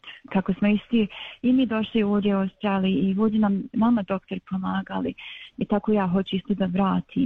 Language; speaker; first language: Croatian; early bilingual, other home language; Bosnian